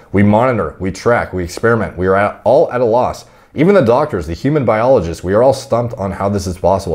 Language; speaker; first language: English; native; English